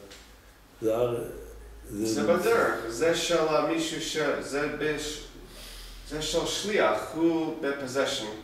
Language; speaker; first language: Hebrew; non-native, learner; English